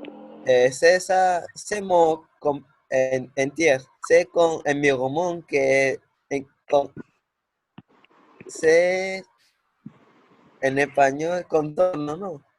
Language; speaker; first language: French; non-native, learner; Spanish